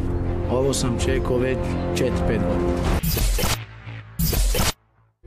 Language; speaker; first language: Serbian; non-native, local second language; Romany